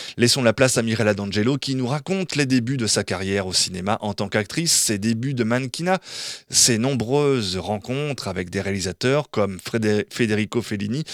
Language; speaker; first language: French; native; French